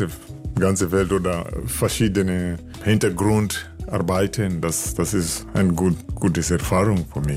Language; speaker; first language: German; non-native, learner; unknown